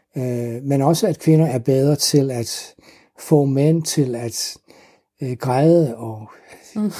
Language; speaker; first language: Danish; non-native, fluent; English